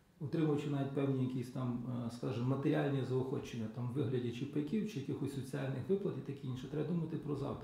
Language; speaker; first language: Ukrainian; native; Ukrainian